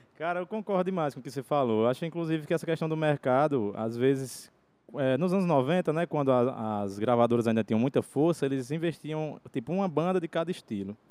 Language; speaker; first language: Portuguese; native; Portuguese